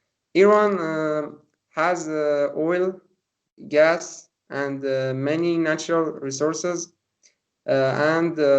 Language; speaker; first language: English; non-native, learner; Persian